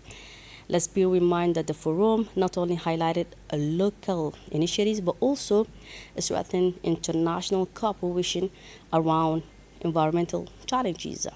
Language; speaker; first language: English; non-native, fluent; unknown